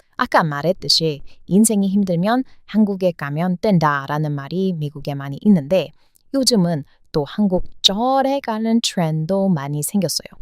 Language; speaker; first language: Korean; non-native, fluent; English